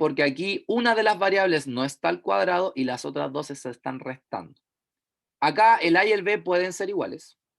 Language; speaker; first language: Spanish; native; Spanish